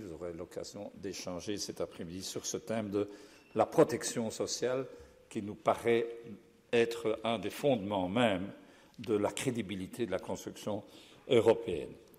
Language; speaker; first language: French; native; French